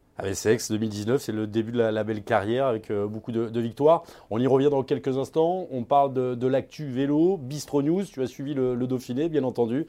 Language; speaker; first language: French; native; French